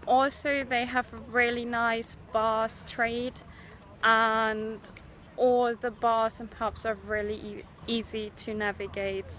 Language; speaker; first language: English; non-native, fluent; German